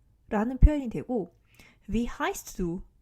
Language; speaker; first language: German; non-native, learner; Korean